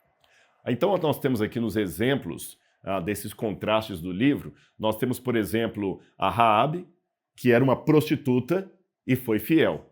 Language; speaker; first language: Portuguese; native; Portuguese